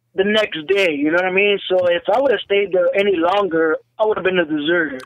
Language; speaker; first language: English; native; English